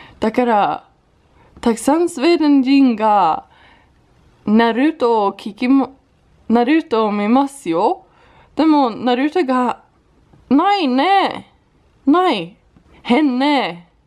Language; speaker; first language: Japanese; non-native, learner; Swedish